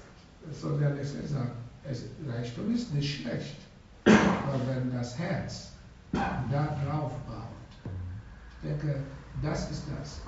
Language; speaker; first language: German; non-native, learner; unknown